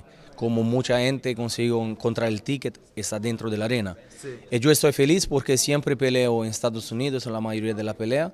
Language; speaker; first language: Spanish; non-native, fluent; Italian